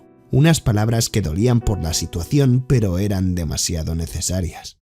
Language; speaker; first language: Spanish; native; Spanish